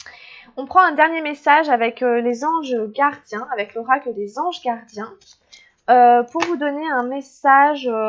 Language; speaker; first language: French; native; French